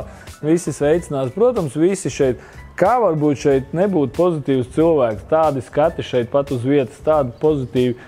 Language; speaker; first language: Latvian; native; Latvian